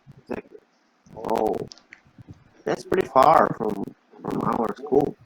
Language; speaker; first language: English; non-native, learner; Indonesian